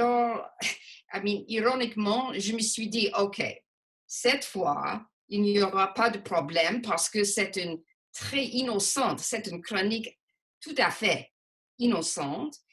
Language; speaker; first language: French; non-native, local second language; English